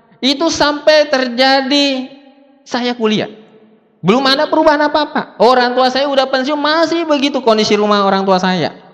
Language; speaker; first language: Indonesian; non-native, local second language; Buginese